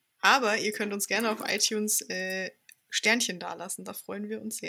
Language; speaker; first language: German; native; German